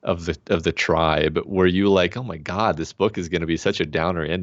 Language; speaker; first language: English; native; English